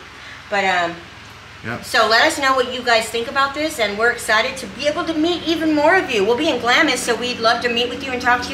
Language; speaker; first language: English; native; English